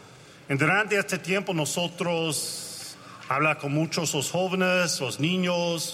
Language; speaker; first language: Spanish; non-native, learner; English